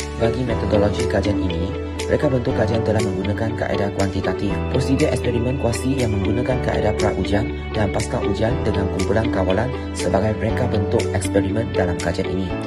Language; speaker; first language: Malay; non-native, local second language; Chinese